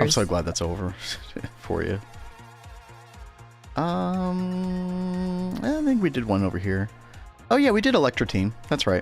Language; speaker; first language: English; native; English